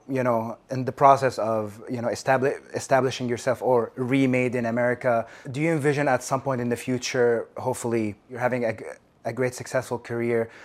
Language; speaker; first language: English; non-native, fluent; Arabic